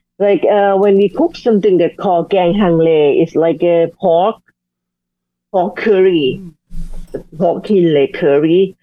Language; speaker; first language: English; non-native, learner; Thai